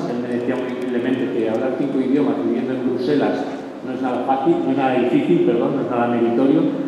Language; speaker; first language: Spanish; native; Spanish